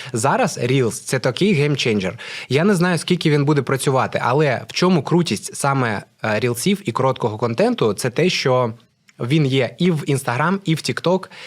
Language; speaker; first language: Ukrainian; non-native, local second language; Russian